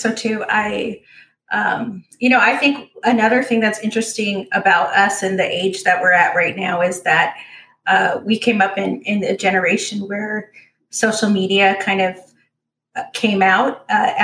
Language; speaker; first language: English; native; English